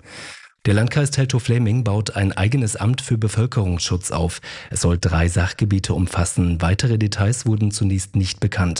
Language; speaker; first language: German; native; German